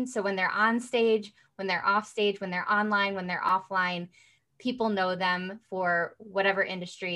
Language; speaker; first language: English; native; English